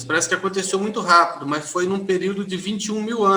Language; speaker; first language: Portuguese; native; Portuguese